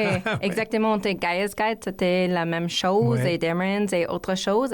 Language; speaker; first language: French; non-native, learner; English